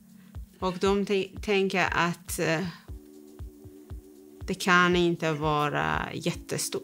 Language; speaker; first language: Swedish; non-native, fluent; Persian